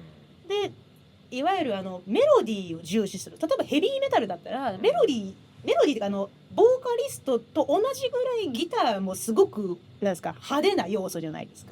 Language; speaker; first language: Japanese; native; Japanese